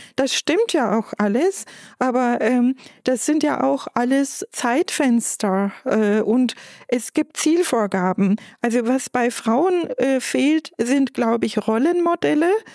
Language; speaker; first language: German; non-native, fluent; Turkish